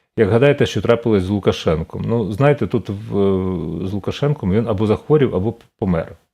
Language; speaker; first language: Ukrainian; native; Ukrainian